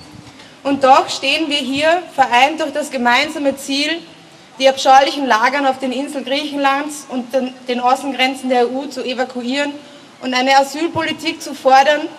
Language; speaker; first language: German; native; German